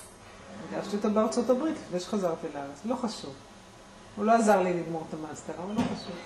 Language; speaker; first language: Hebrew; native; Hebrew